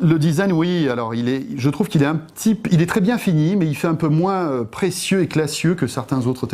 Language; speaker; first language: French; native; French